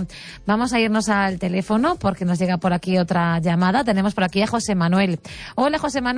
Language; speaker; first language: Spanish; non-native, local second language; Galician